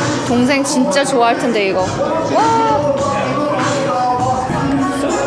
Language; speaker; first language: Korean; early bilingual, heritage; Korean